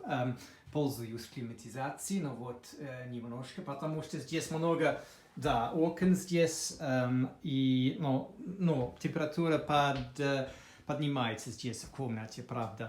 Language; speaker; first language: Russian; non-native, fluent; English